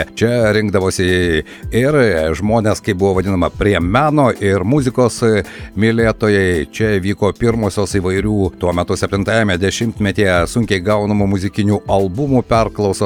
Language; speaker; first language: Lithuanian; native; Lithuanian